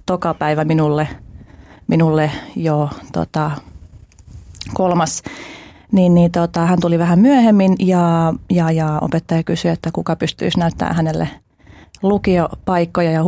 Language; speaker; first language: Finnish; early bilingual, other home language; Albanian